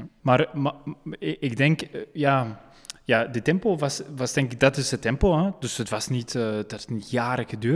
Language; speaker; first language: Dutch; non-native, local second language; French